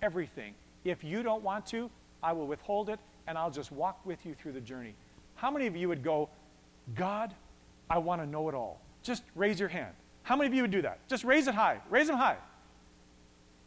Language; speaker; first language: English; native; English